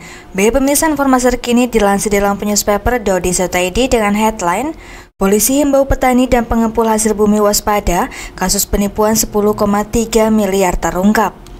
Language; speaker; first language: Indonesian; native; Indonesian